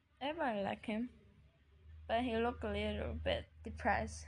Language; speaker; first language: English; non-native, fluent; Vietnamese